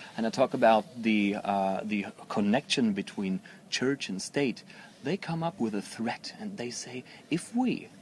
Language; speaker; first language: English; non-native, fluent; German